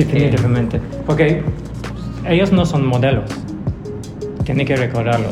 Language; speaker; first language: Spanish; non-native, learner; English